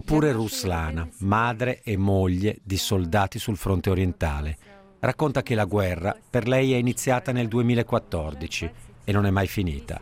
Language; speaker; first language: Italian; native; Italian